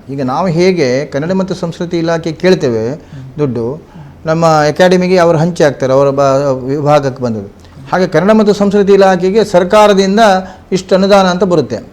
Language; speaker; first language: Kannada; non-native, local second language; Konkani